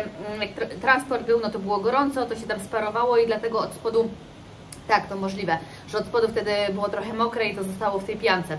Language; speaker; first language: Polish; native; Polish